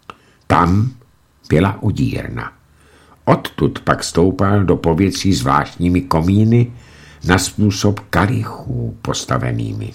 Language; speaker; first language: Czech; native; Czech